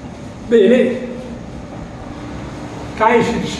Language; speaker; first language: Chinese; non-native, fluent; Italian